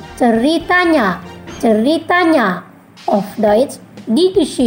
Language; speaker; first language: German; non-native, fluent; Indonesian